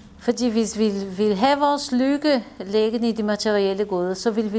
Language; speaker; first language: Danish; non-native, fluent; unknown